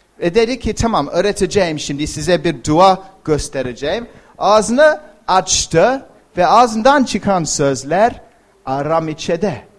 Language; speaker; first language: Turkish; non-native, fluent; English